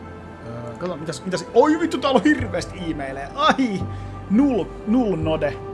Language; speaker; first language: Finnish; native; Finnish